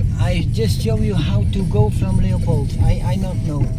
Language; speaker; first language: English; non-native, learner; Dutch